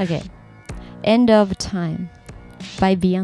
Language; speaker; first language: English; non-native, learner; Japanese